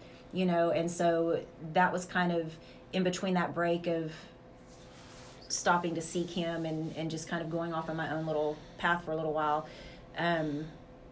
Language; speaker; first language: English; native; English